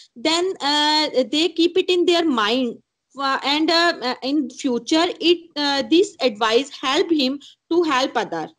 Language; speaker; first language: English; non-native, local second language; Punjabi